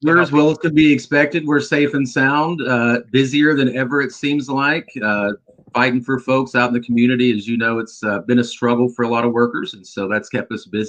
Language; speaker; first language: English; native; English